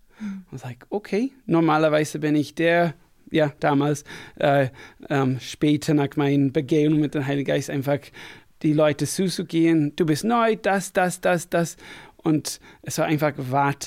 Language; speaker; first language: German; non-native, fluent; English